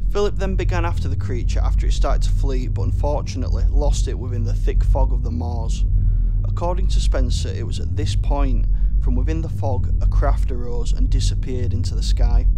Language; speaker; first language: English; native; English